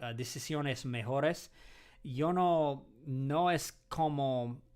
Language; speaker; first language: Spanish; non-native, learner; English